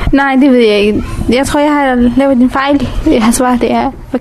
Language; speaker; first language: Danish; early bilingual, other home language; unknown